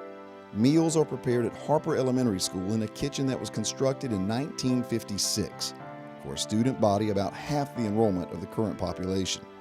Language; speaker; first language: English; native; English